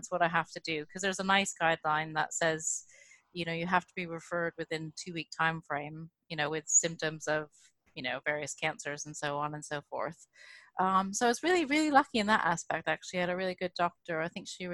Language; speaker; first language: English; native; English